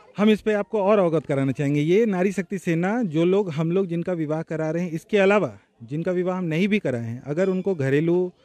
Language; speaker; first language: Hindi; native; Hindi